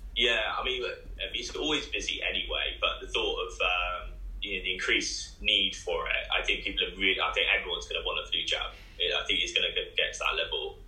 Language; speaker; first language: English; native; English